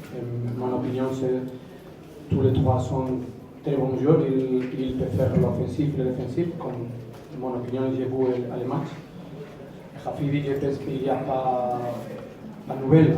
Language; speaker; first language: French; non-native, fluent; Spanish